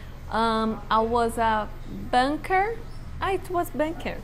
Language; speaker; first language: English; non-native, learner; Portuguese